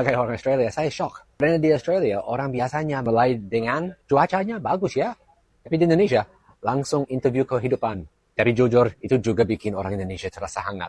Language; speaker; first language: Indonesian; non-native, fluent; English